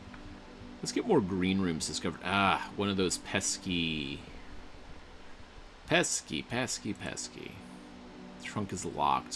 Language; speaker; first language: English; native; English